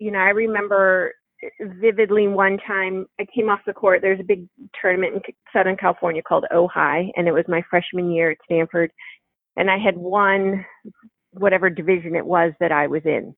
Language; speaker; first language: English; native; English